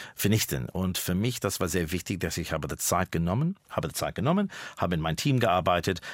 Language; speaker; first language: German; non-native, fluent; English